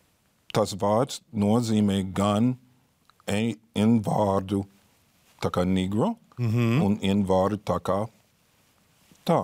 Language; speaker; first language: Latvian; non-native, fluent; English